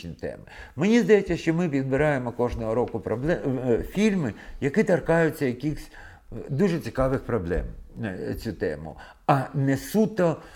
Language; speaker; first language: Ukrainian; non-native, local second language; Russian